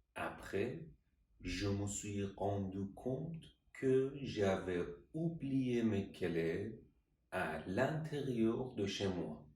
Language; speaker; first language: French; non-native, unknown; Persian